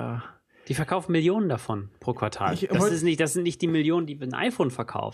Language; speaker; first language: German; native; German